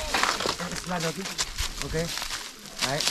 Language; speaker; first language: Portuguese; non-native, learner; Vietnamese